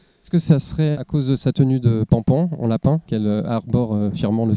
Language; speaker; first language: French; native; French